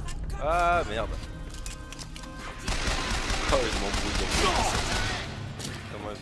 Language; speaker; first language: French; native; French